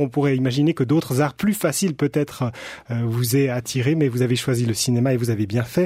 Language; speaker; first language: French; native; French